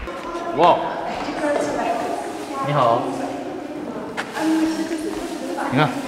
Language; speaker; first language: Chinese; non-native, fluent; Japanese